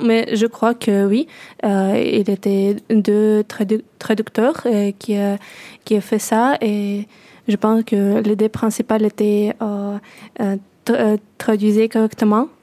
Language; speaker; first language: French; non-native, learner; Russian